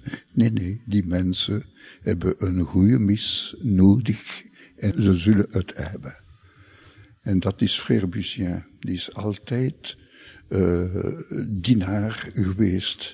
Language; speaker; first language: Dutch; non-native, local second language; French